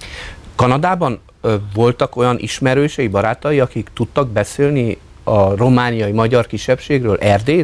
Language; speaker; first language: Hungarian; native; Hungarian